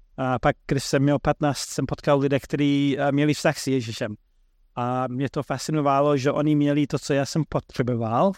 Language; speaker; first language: Czech; non-native, fluent; English